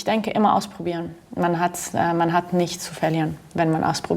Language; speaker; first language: German; non-native, fluent; Arabic